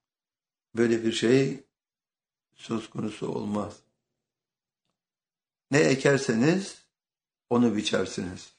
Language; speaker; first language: Turkish; native; Turkish